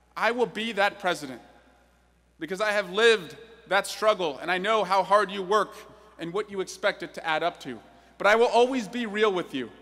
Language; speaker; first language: English; native; English